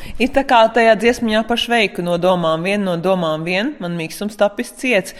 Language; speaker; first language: Latvian; native; Latvian